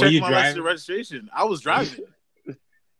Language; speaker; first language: English; native; English